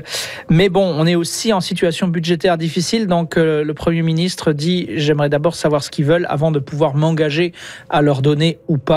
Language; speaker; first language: French; native; French